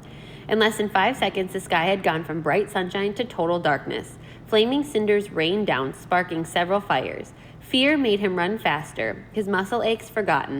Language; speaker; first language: English; native; English